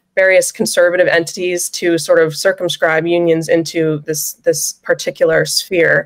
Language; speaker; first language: English; native; English